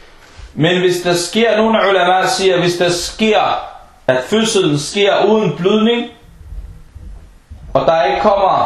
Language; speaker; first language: Danish; non-native, fluent; Arabic